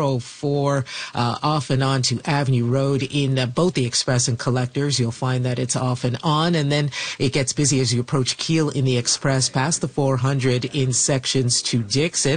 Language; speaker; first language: English; native; English